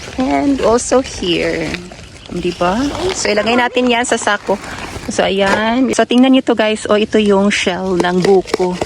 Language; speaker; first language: Filipino; non-native, local second language; Cebuano